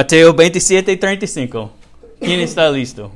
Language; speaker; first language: Spanish; non-native, learner; English